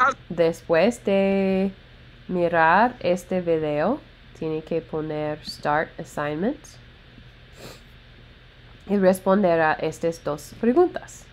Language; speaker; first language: Spanish; non-native, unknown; English